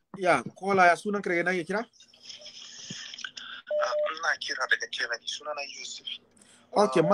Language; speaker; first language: Hausa; native; Hausa